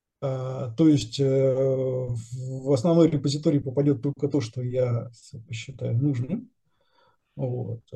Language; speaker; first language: Russian; native; Russian